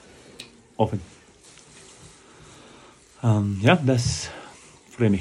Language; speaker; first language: German; non-native, learner; Spanish